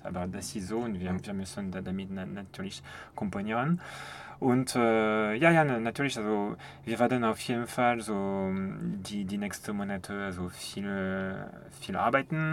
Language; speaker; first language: German; non-native, fluent; French